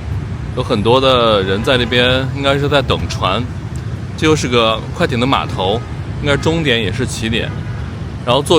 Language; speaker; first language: Chinese; native; Chinese